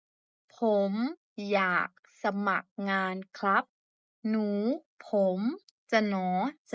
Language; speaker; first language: Thai; non-native, fluent; Burmese